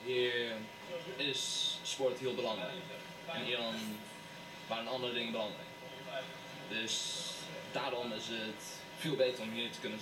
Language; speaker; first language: Dutch; non-native, fluent; English